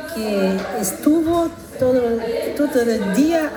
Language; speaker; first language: Spanish; non-native, learner; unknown